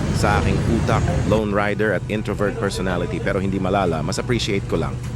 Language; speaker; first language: Filipino; native; Filipino